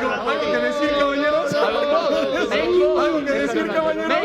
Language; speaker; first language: Spanish; native; Spanish